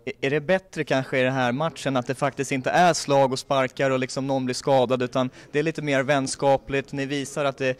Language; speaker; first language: Swedish; native; Swedish